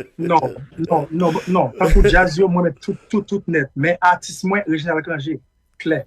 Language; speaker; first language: Haitian Creole; early bilingual, heritage; Haitian Creole